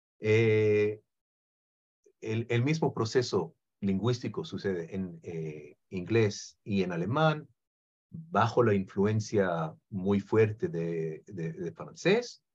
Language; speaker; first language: Spanish; non-native, fluent; Hebrew